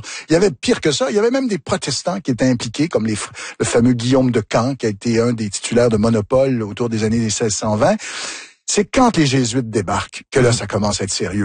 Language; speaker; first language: French; native; French